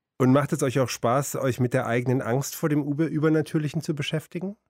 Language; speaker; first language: German; native; German